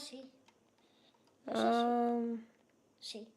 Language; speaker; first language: Spanish; early bilingual, other home language; Russian